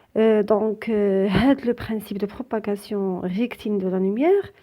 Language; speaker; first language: French; non-native, local second language; Arabic